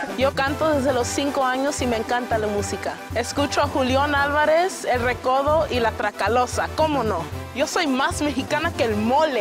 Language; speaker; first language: Spanish; early bilingual, heritage; Spanish